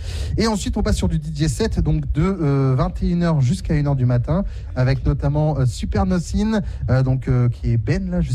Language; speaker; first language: French; native; French